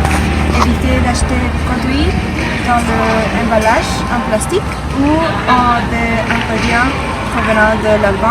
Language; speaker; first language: French; non-native, learner; Spanish